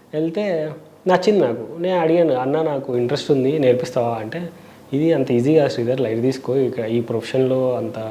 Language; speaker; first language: Telugu; native; Telugu